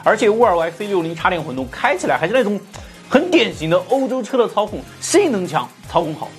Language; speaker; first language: Chinese; native; Chinese